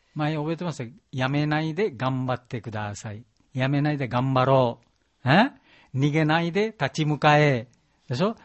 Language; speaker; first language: Japanese; non-native, learner; Bangla